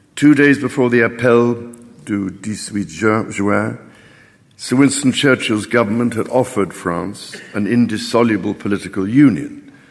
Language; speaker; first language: English; native; English